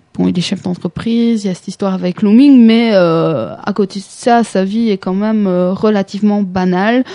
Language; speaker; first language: French; native; French